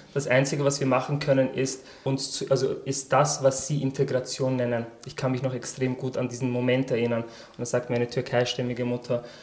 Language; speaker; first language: German; early bilingual, other home language; Turkish